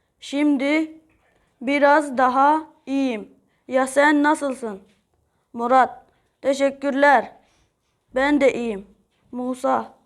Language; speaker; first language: Turkish; non-native, learner; Uzbek